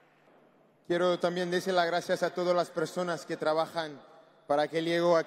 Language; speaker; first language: Spanish; non-native, learner; French